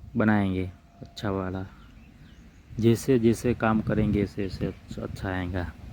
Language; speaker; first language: Hindi; non-native, local second language; Gujarati